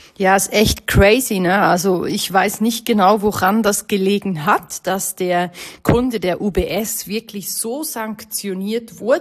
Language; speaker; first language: German; native; German